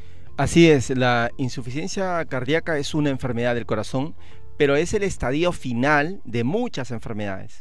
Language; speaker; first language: Spanish; native; Spanish